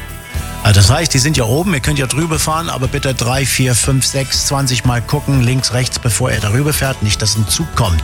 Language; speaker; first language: German; native; German